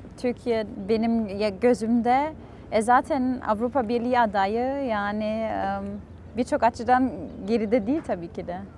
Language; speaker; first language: Turkish; non-native, fluent; German